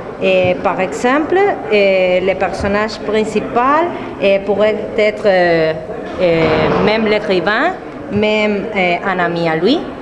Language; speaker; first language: French; non-native, learner; Spanish